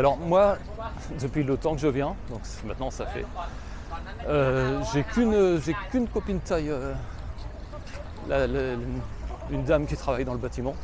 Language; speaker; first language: French; native; French